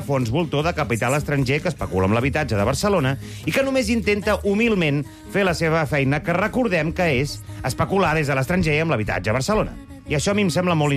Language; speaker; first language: Catalan; native; Catalan